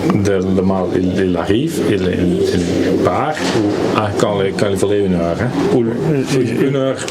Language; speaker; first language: French; non-native, learner; Dutch